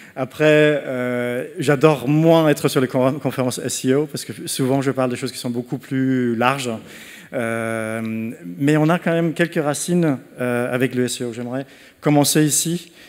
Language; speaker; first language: French; non-native, fluent; Danish